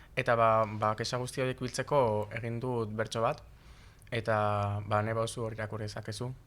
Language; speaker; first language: Basque; native; Basque